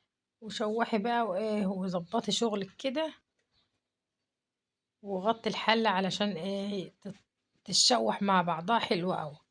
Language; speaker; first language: Arabic; native; Arabic